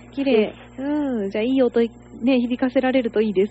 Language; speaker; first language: Japanese; native; Japanese